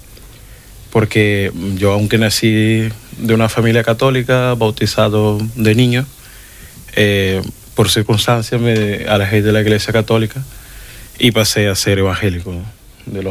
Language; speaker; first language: Spanish; non-native, fluent; Kabuverdianu